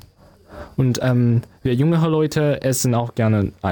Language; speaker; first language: German; non-native, learner; Chinese